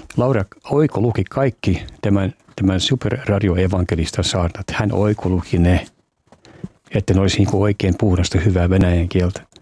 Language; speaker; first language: Finnish; native; Finnish